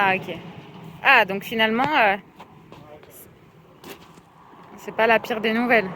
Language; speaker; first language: French; native; French